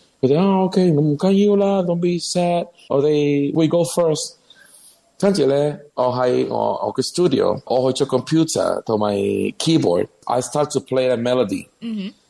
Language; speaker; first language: Cantonese; non-native, learner; Spanish